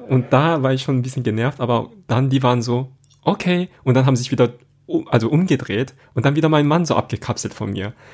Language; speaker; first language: German; non-native, fluent; Korean